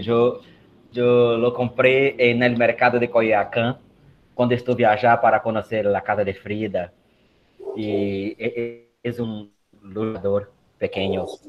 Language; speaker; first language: Spanish; non-native, fluent; Portuguese